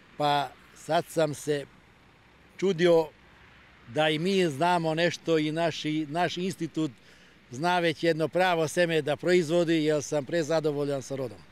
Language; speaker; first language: Serbian; non-native, local second language; Hungarian